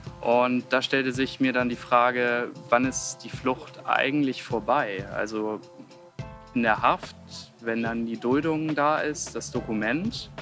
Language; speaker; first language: German; native; German